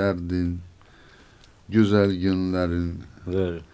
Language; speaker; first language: Turkish; non-native, learner; Armenian